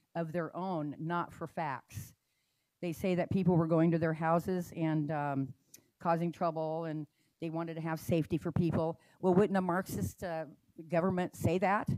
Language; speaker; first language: English; native; English